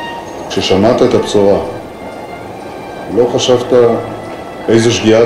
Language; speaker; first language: Hebrew; native; Hebrew